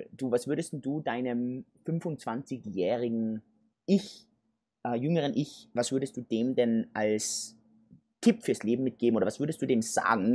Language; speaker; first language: German; native; German